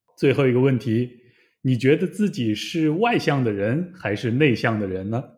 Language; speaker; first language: Chinese; native; Chinese